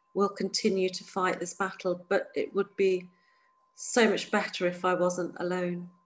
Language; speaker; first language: English; native; English